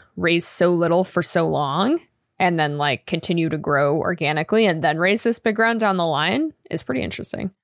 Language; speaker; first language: English; native; English